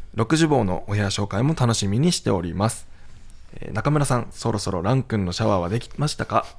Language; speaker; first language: Japanese; native; Japanese